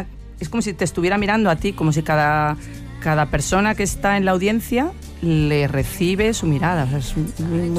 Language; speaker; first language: Spanish; native; Spanish